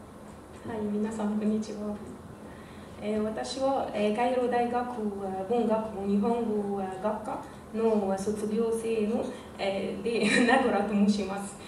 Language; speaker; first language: Japanese; non-native, fluent; Arabic